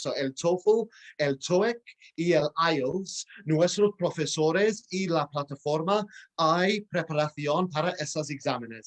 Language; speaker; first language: Spanish; non-native, fluent; English